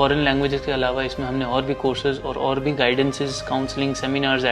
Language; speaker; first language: Hindi; native; Hindi